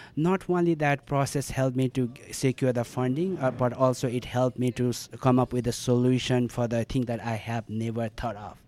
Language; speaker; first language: English; non-native, local second language; Nepali